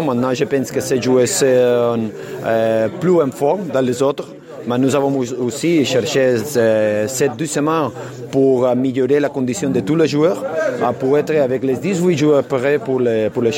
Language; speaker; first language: French; non-native, learner; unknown